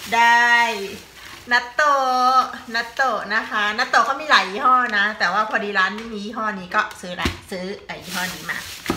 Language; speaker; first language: Thai; native; Thai